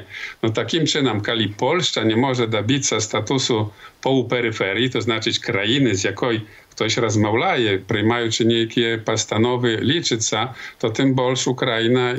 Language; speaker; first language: Polish; non-native, local second language; Belarusian